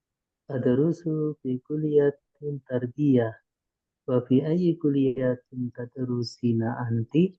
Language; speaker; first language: Arabic; non-native, learner; Indonesian